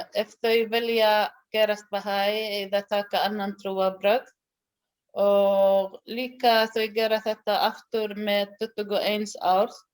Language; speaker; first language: Icelandic; non-native, learner; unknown